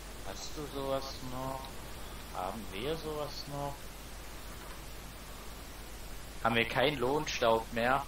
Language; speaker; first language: German; native; German